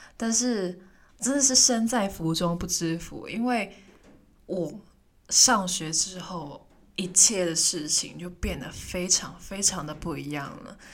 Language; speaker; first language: Chinese; non-native, local second language; Cantonese